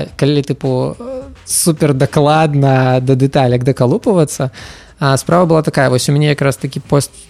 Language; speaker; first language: Belarusian; non-native, local second language; Russian